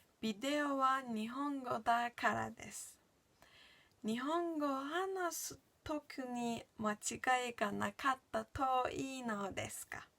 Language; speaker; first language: Japanese; non-native, learner; Turkish